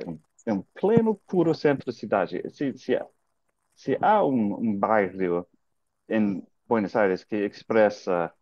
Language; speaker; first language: Portuguese; non-native, fluent; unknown